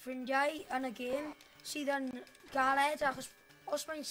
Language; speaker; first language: Welsh; non-native, local second language; English